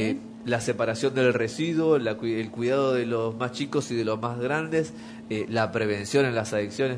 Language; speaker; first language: Spanish; native; Spanish